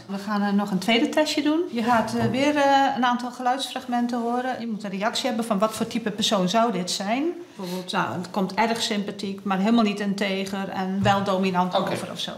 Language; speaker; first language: Dutch; native; Dutch